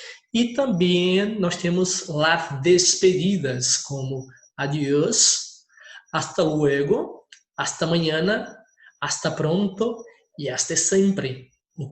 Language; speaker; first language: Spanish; non-native, fluent; Portuguese